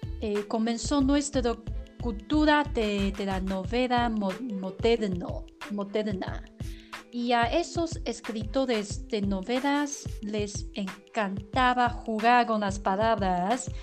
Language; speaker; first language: Spanish; non-native, learner; Chinese